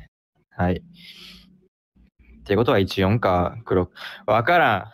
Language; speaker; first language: Japanese; native; Japanese